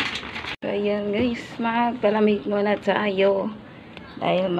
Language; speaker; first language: Filipino; native; Filipino